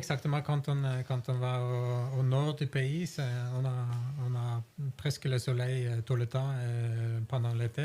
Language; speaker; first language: French; non-native, fluent; Norwegian